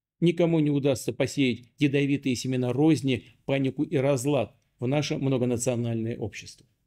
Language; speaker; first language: Russian; native; Russian